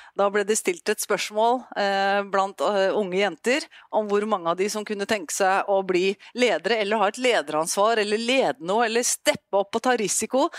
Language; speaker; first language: Norwegian; native; Norwegian